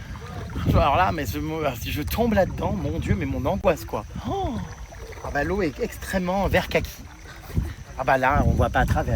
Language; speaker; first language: French; native; French